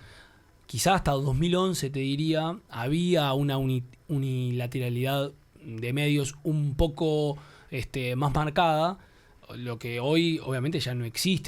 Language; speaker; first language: Spanish; native; Spanish